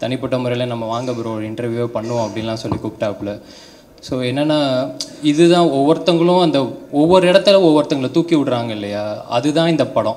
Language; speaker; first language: Tamil; native; Tamil